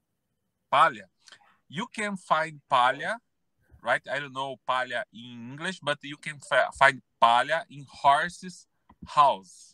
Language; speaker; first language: English; non-native, learner; Portuguese